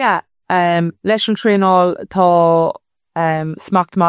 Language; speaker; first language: Irish; non-native, local second language; English